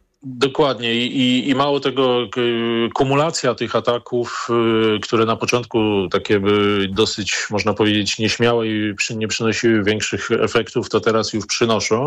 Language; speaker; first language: Polish; native; Polish